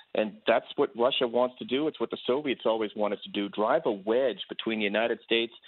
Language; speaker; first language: English; native; English